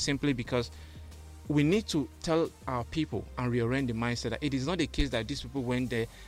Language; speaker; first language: English; non-native, local second language; Igbo